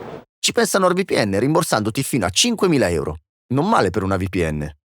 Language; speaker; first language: Italian; native; Italian